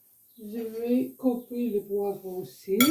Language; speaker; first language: French; non-native, learner; Arabic